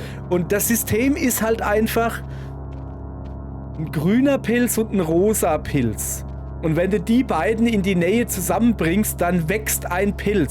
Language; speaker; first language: German; native; German